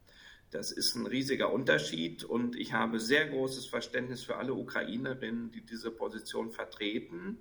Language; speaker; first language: German; native; German